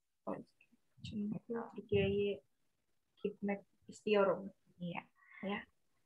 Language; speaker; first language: Turkish; non-native, learner; Indonesian